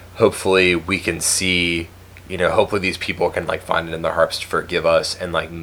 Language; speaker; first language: English; native; English